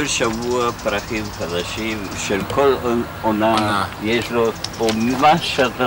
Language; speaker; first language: Hebrew; non-native, fluent; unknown